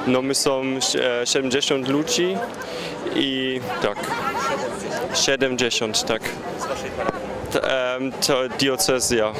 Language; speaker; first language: Polish; early bilingual, heritage; German